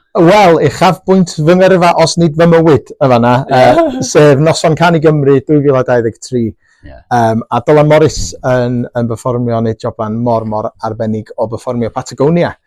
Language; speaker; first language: Welsh; non-native, local second language; English